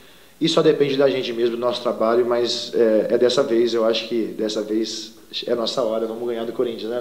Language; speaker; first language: Portuguese; native; Portuguese